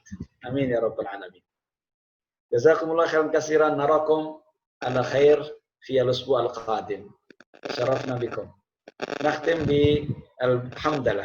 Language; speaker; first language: Arabic; non-native, fluent; Indonesian